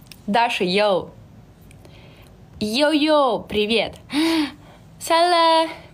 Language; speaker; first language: Korean; non-native, learner; Russian